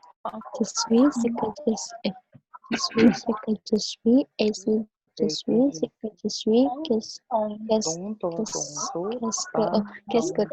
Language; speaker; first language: French; non-native, learner; Indonesian